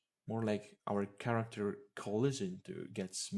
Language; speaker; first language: English; non-native, fluent; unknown